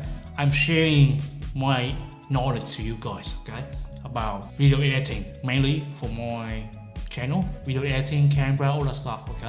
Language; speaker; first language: English; non-native, fluent; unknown